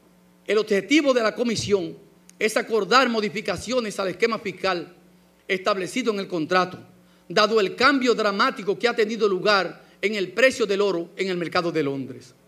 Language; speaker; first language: Spanish; native; Spanish